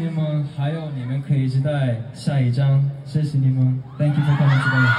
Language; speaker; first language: Chinese; non-native, learner; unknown